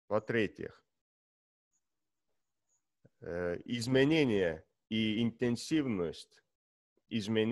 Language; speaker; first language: Russian; non-native, learner; Estonian